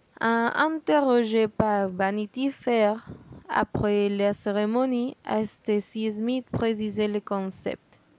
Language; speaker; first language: French; non-native, learner; Spanish